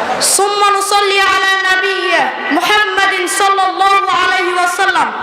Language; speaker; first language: Arabic; non-native, learner; Bangla